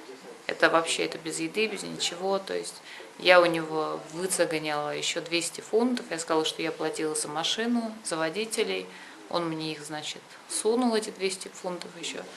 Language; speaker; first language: Russian; native; Russian